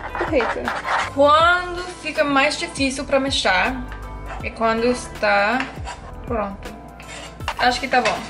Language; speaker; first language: Portuguese; non-native, learner; English